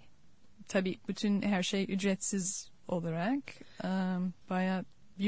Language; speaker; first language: Turkish; non-native, fluent; English